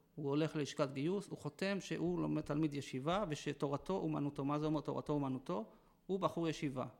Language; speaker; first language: Hebrew; non-native, local second language; Yiddish